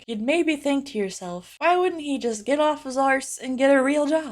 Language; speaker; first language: English; native; English